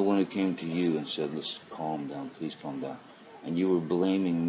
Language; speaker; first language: English; native; English